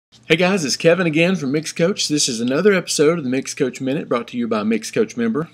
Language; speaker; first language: English; native; English